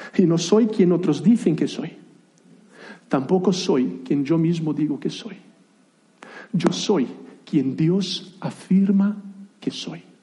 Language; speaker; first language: Spanish; non-native, fluent; Portuguese